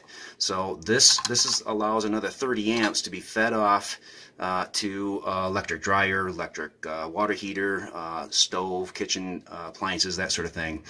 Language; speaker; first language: English; native; English